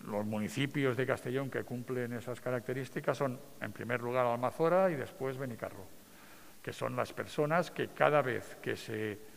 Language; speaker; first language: Spanish; non-native, local second language; Catalan